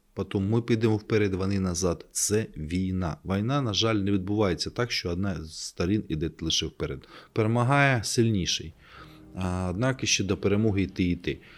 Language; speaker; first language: Ukrainian; native; Ukrainian